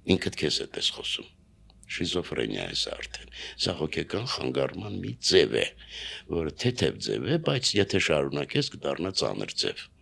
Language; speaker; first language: Armenian; native; Armenian